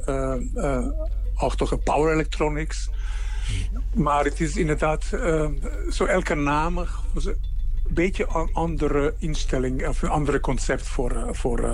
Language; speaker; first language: Dutch; non-native, fluent; Serbian